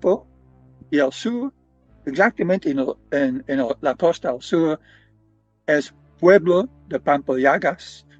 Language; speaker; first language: Spanish; non-native, fluent; English